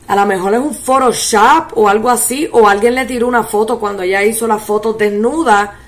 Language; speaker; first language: Spanish; early bilingual, heritage; Spanish